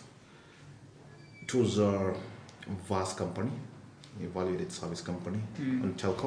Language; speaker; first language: English; non-native, local second language; Luo (Kenya and Tanzania)